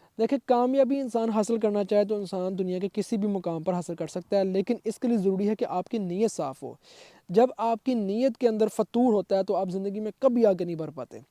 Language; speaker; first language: Urdu; non-native, local second language; Punjabi